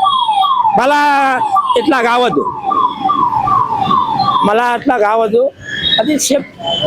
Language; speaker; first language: Telugu; non-native, local second language; Urdu